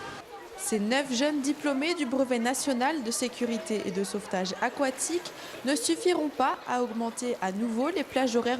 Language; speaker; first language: French; native; French